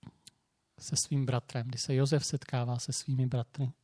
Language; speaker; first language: Czech; native; Czech